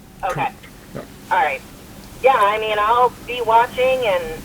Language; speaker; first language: English; native; English